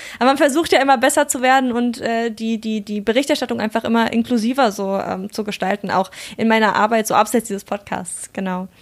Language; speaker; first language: German; native; German